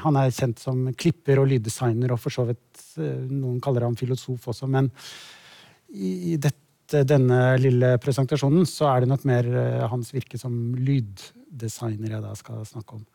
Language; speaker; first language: Norwegian; native; Norwegian